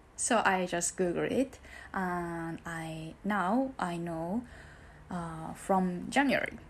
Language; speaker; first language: English; non-native, learner; Japanese